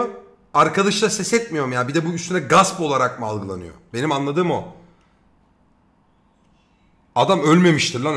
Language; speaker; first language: Turkish; native; Turkish